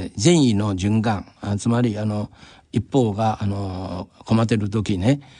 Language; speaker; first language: Japanese; non-native, fluent; Chinese